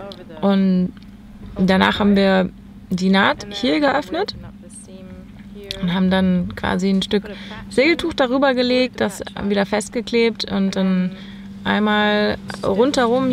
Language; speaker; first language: German; native; German